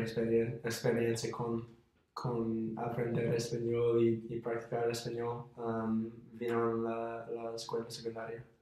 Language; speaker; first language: Spanish; non-native, fluent; English